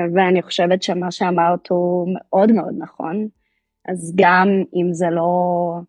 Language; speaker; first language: Hebrew; native; Hebrew